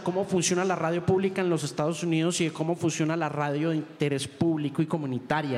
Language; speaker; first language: Spanish; native; Spanish